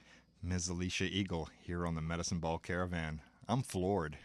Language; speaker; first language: English; native; English